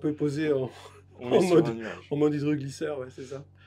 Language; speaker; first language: French; native; French